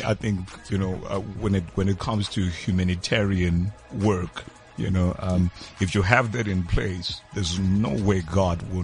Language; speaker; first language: English; non-native, local second language; Tswana